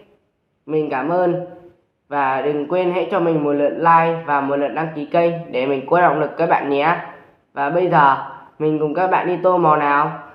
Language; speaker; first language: Vietnamese; native; Vietnamese